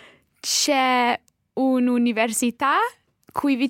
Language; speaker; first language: Italian; non-native, learner; English